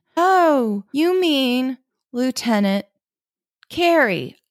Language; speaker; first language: English; early bilingual, other home language; German